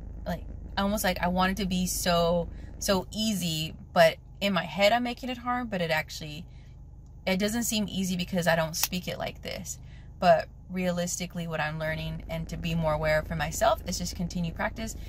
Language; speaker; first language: English; native; English